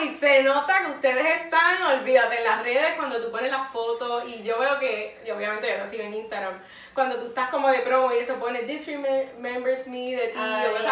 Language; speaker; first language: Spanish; native; Spanish